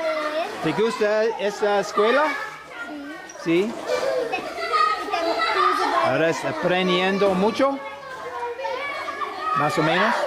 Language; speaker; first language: Spanish; non-native, learner; English